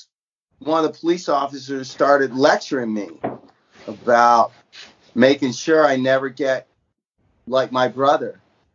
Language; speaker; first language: English; native; English